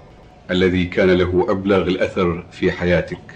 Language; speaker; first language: Arabic; native; Arabic